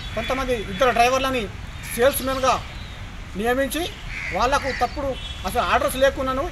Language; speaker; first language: Telugu; non-native, local second language; Gondi